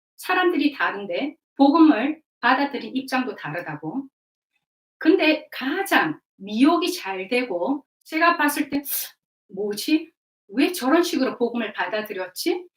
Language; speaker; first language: Korean; native; Korean